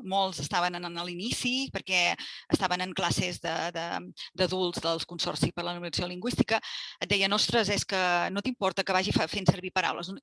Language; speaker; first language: Catalan; native; Catalan